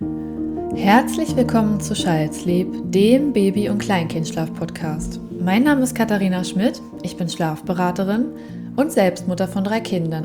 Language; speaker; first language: German; native; German